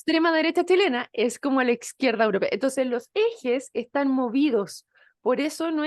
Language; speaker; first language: Spanish; native; Spanish